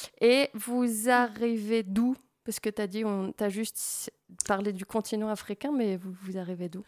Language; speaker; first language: French; native; French